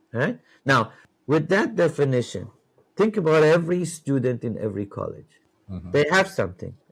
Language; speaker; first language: English; non-native, fluent; Persian